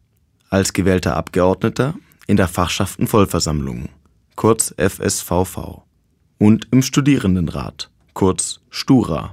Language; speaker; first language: German; native; German